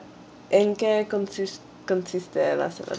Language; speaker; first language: Spanish; non-native, learner; English